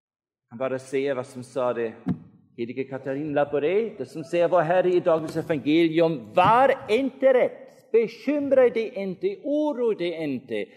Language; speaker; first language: Swedish; non-native, fluent; German